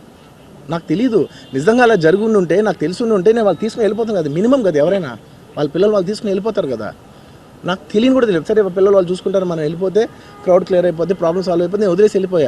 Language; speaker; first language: Telugu; native; Telugu